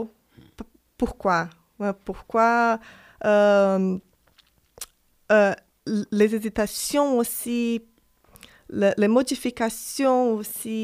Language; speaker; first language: French; non-native, fluent; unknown